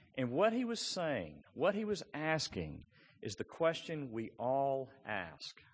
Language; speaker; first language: English; native; English